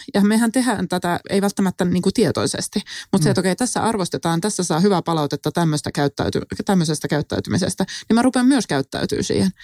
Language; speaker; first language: Finnish; non-native, local second language; Swedish